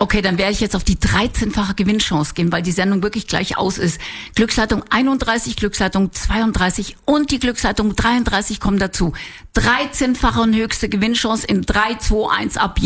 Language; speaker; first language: German; native; German